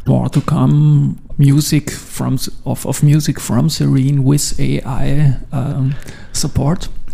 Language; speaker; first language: English; non-native, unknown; German